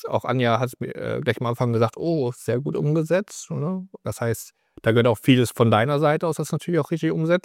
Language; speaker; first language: German; native; German